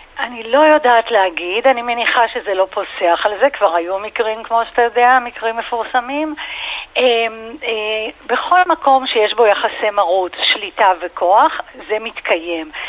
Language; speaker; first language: Hebrew; early bilingual, other home language; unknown